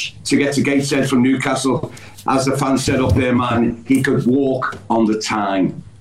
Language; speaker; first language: English; native; English